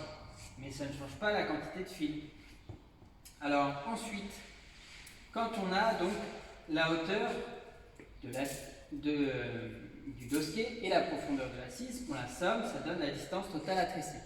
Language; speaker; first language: French; native; French